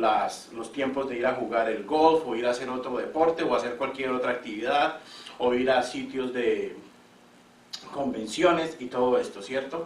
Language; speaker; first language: Spanish; native; Spanish